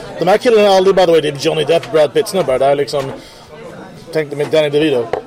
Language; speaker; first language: Swedish; early bilingual, other home language; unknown